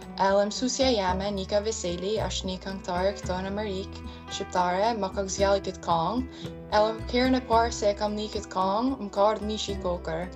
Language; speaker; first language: Albanian; early bilingual, heritage; Albanian